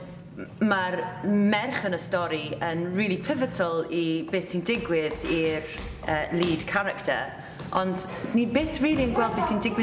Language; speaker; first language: Welsh; native; Welsh